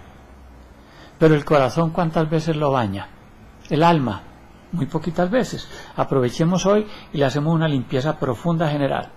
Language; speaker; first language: Spanish; native; Spanish